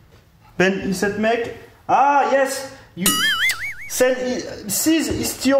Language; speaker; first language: Turkish; non-native, learner; French